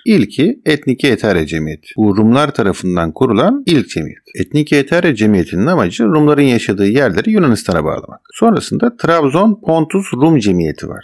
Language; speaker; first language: Turkish; native; Turkish